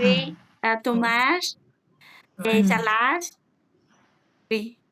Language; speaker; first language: French; non-native, learner; Vietnamese